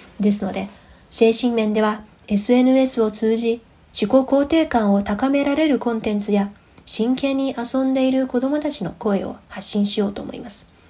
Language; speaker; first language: Japanese; non-native, fluent; Chinese